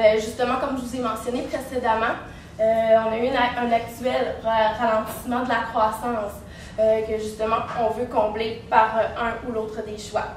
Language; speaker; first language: French; native; French